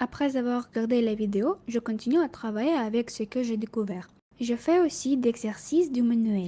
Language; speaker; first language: French; non-native, learner; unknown